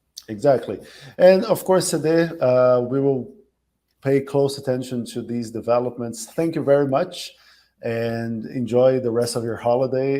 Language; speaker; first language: English; non-native, fluent; Portuguese